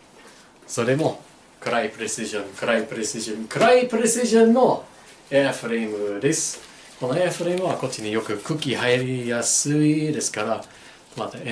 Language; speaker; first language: Japanese; non-native, learner; English